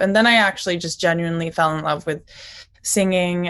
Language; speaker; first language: English; early bilingual, other home language; Japanese